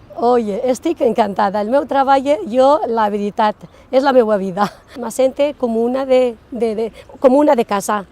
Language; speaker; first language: Catalan; non-native, fluent; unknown